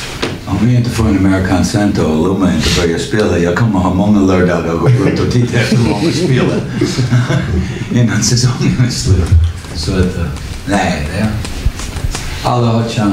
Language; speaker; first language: Swedish; non-native, learner; English